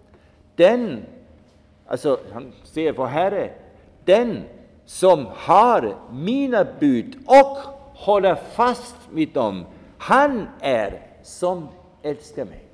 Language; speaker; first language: Swedish; non-native, fluent; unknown